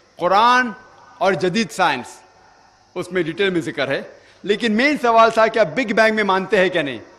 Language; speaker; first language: Urdu; non-native, local second language; Konkani